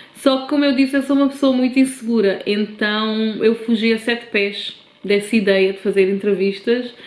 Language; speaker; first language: Portuguese; non-native, local second language; Kabuverdianu